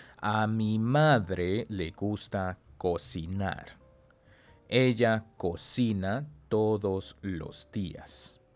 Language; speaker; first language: Spanish; non-native, fluent; Chinese